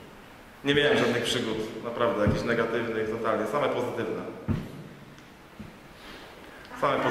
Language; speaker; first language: Polish; native; Polish